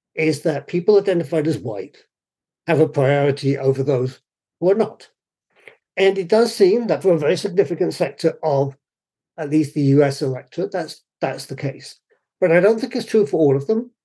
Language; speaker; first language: English; native; English